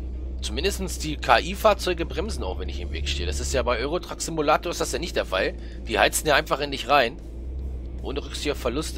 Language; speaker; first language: German; native; German